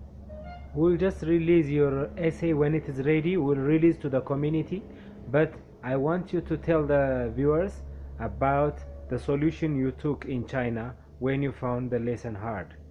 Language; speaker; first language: English; non-native, local second language; Amharic